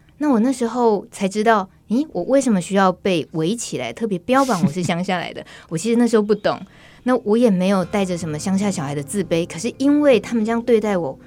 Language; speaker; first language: Chinese; native; Chinese